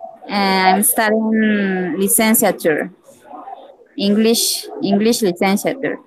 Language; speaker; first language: English; non-native, learner; Spanish